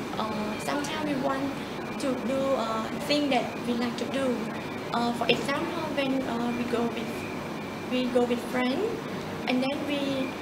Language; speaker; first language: English; non-native, learner; Khmer